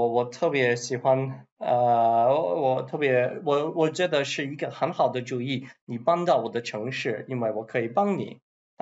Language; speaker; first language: Chinese; non-native, learner; English